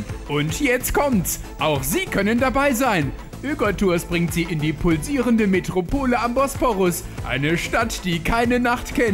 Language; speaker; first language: German; native; German